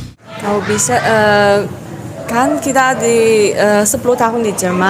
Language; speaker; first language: Indonesian; non-native, learner; Chinese